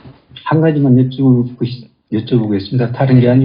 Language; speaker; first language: Korean; native; Korean